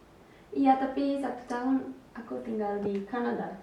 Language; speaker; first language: Indonesian; early bilingual, heritage; Indonesian